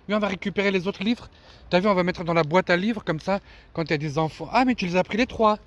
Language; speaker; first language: French; native; French